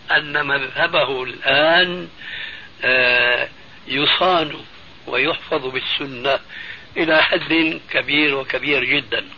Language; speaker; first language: Arabic; early bilingual, other home language; Albanian